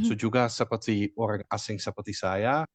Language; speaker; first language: Indonesian; non-native, fluent; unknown